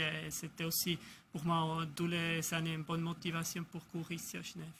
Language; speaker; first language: French; non-native, local second language; German